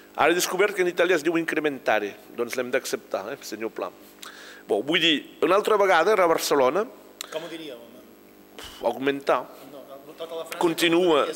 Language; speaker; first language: Catalan; non-native, local second language; French